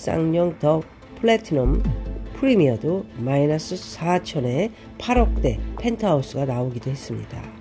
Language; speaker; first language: Korean; native; Korean